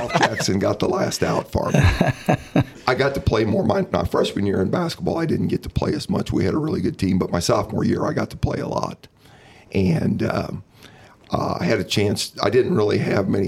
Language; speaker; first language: English; native; English